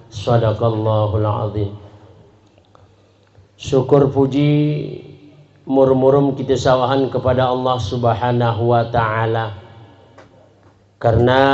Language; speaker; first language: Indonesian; non-native, local second language; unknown